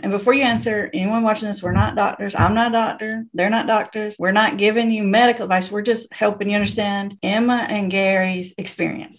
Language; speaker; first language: English; native; English